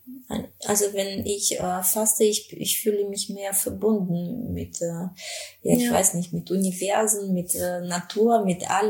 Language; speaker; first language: German; non-native, fluent; Russian